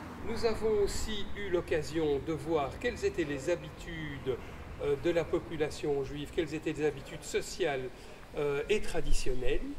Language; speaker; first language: French; native; French